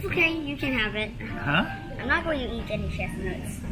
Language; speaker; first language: English; non-native, learner; Thai